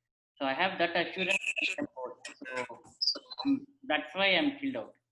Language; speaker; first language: Telugu; native; Telugu